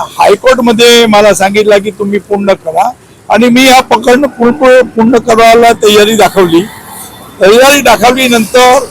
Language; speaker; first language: Marathi; non-native, local second language; Gujarati